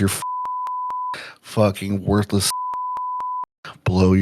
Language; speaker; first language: English; native; English